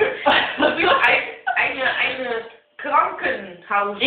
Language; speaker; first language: German; non-native, learner; Dutch